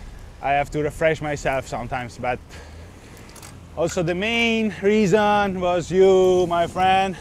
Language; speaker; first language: English; non-native, fluent; Italian